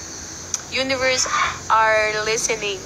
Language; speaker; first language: English; non-native, local second language; Filipino